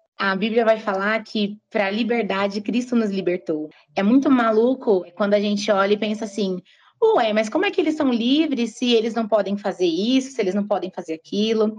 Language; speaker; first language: Portuguese; native; Portuguese